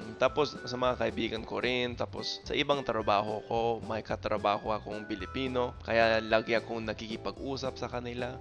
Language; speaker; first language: Filipino; non-native, fluent; English